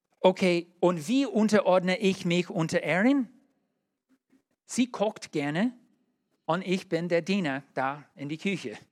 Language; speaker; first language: German; non-native, learner; English